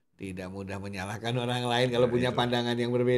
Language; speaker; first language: Indonesian; non-native, local second language; Javanese